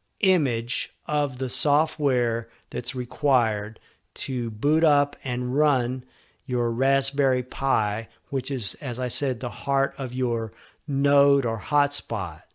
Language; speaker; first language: English; native; English